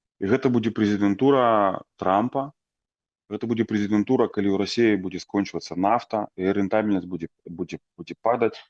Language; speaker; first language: Belarusian; native; Belarusian